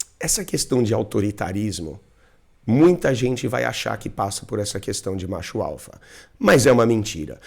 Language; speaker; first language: Portuguese; non-native, fluent; English